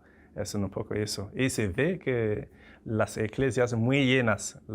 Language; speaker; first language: Spanish; non-native, fluent; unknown